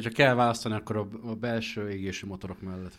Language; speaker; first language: Hungarian; native; Hungarian